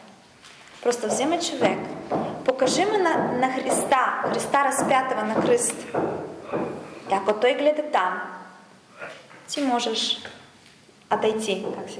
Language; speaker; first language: Bulgarian; non-native, fluent; Russian